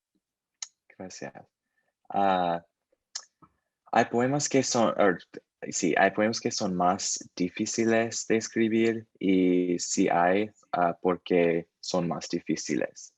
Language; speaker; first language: Spanish; non-native, learner; English